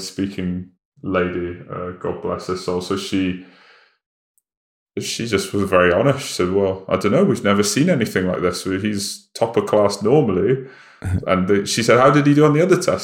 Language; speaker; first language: English; native; English